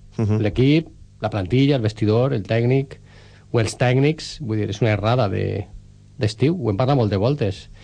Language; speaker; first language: Catalan; native; Catalan